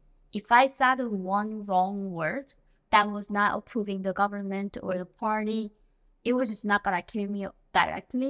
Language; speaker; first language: English; non-native, fluent; Korean